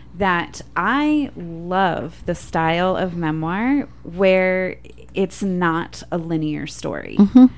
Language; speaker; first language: English; native; English